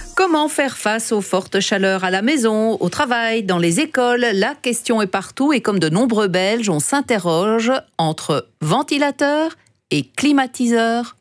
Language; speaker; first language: French; native; French